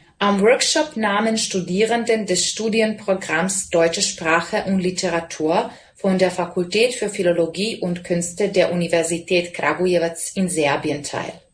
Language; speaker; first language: German; non-native, fluent; Serbian